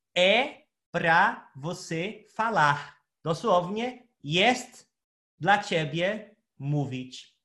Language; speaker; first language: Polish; non-native, fluent; Portuguese